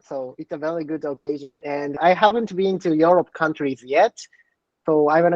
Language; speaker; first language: English; non-native, learner; Japanese